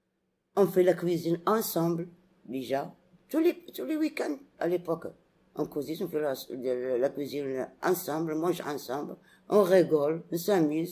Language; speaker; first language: French; non-native, local second language; Arabic